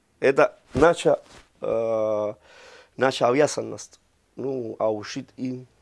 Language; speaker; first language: Russian; non-native, fluent; Spanish